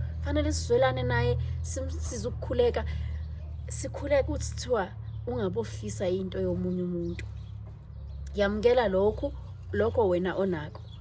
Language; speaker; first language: Zulu; native; Zulu